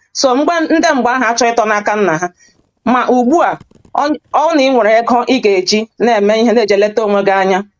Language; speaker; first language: Igbo; early bilingual, heritage; Igbo